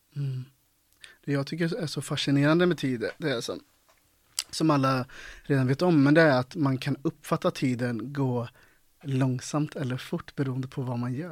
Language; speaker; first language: Swedish; native; Swedish